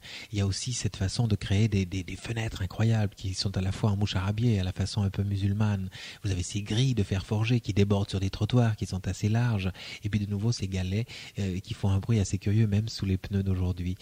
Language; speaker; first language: French; native; French